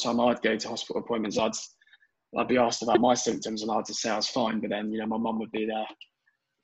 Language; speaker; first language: English; native; English